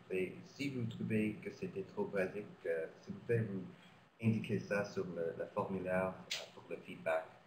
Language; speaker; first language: French; non-native, local second language; English